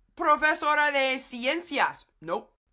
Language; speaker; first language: Spanish; non-native, fluent; English